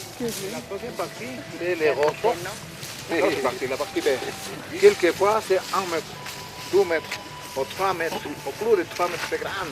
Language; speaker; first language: French; non-native, learner; Spanish